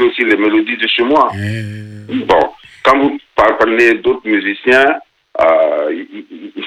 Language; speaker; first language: French; native; French